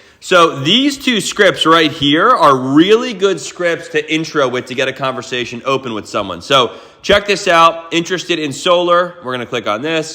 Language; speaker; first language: English; native; English